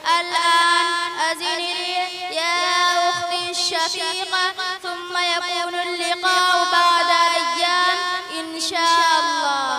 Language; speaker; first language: Arabic; non-native, learner; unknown